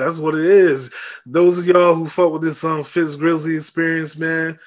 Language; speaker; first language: English; native; English